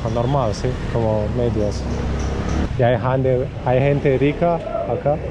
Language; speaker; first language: Spanish; non-native, learner; Romanian